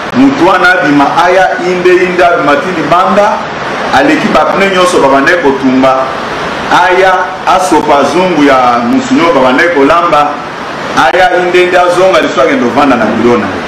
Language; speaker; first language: Lingala; non-native, local second language; Luba-Lulua